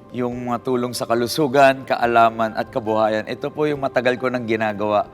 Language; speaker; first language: Filipino; native; Filipino